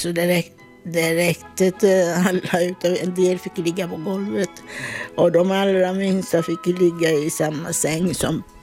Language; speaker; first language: Swedish; non-native, fluent; Italian